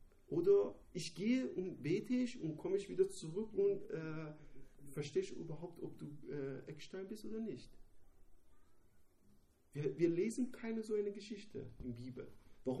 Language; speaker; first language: German; non-native, learner; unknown